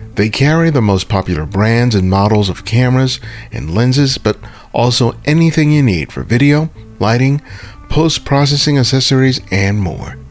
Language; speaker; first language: English; early bilingual, other home language; Spanish